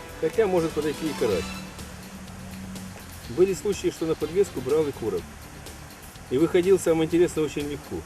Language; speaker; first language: Russian; non-native, local second language; Ukrainian